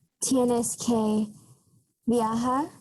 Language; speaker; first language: Spanish; non-native, learner; English